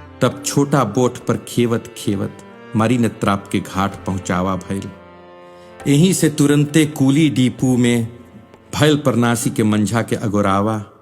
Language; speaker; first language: Bhojpuri; early bilingual, heritage; Bhojpuri